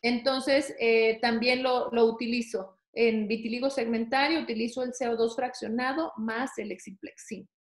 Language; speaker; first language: Spanish; native; Spanish